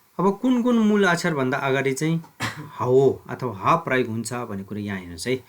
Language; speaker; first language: Nepali; non-native, local second language; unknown